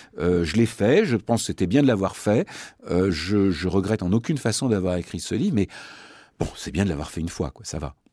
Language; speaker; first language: French; native; French